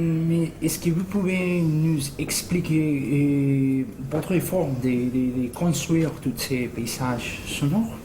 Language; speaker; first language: French; non-native, fluent; Spanish